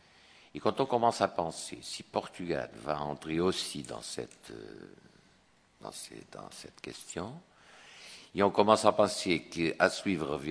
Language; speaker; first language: French; non-native, fluent; Portuguese